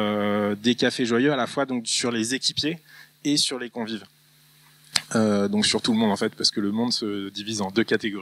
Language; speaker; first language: French; native; French